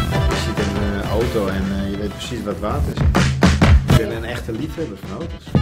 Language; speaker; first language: Dutch; native; Dutch